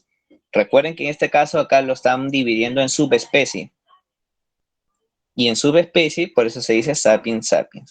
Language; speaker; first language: Spanish; native; Spanish